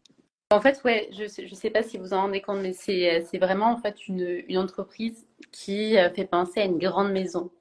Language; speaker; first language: French; native; French